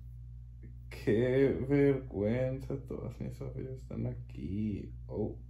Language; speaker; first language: Spanish; early bilingual, heritage; Spanish